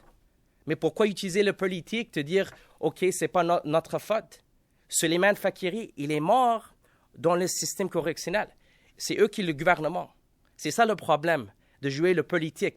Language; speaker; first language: French; non-native, local second language; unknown